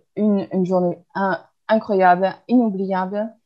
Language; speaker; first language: French; non-native, fluent; German